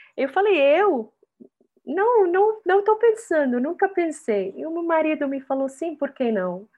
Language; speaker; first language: Portuguese; non-native, fluent; Arabic